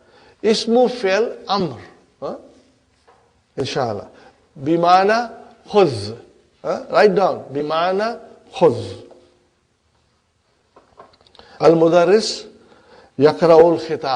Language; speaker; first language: Arabic; non-native, fluent; English